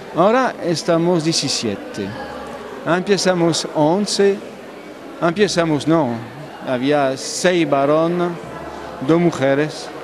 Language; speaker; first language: Spanish; non-native, learner; French